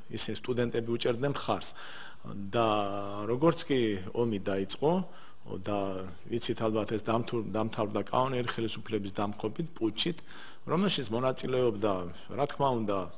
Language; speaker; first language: Georgian; native; Georgian